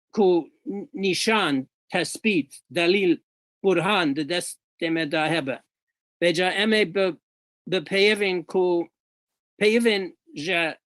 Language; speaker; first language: Kurdish; non-native, fluent; English